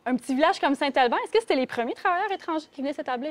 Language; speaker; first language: French; native; French